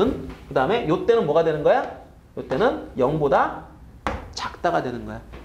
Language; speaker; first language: Korean; native; Korean